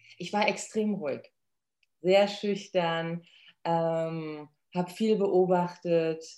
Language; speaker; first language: German; early bilingual, other home language; Polish